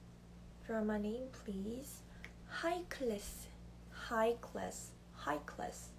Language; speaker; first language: English; non-native, learner; Korean